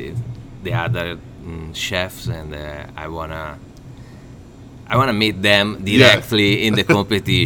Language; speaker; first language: English; non-native, learner; Italian